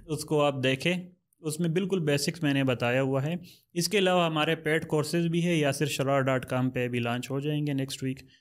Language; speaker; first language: Urdu; non-native, local second language; Pashto